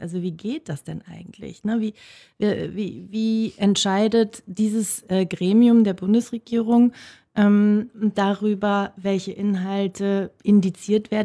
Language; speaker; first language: German; native; German